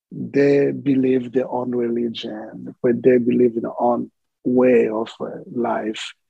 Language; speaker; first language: English; non-native, fluent; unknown